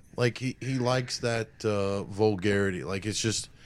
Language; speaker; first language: English; native; English